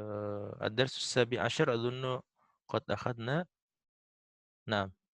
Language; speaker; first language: Arabic; non-native, fluent; Indonesian